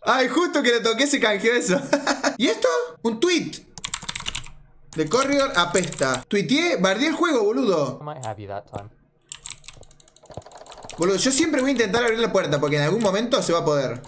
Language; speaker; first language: Spanish; native; Spanish